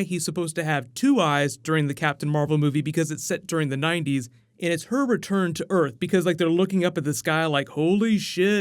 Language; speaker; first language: English; native; English